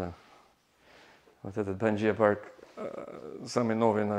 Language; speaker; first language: Russian; non-native, learner; English